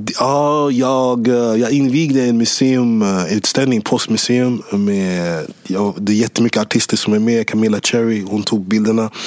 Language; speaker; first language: Swedish; early bilingual, other home language; English